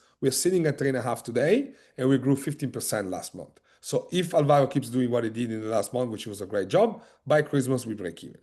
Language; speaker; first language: English; non-native, fluent; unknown